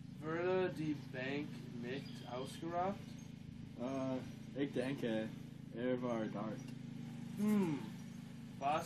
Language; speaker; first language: German; non-native, learner; English